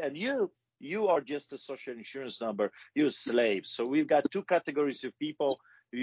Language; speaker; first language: English; non-native, fluent; Polish